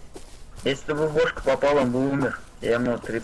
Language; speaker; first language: Russian; native; Russian